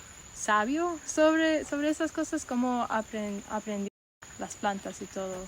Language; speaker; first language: Spanish; non-native, learner; English